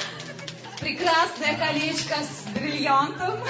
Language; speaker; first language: Russian; native; Russian